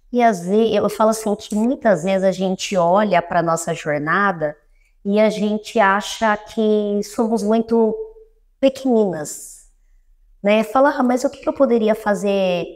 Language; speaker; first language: Portuguese; native; Portuguese